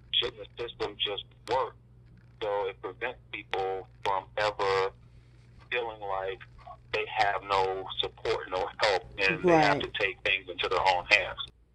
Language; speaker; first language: English; native; English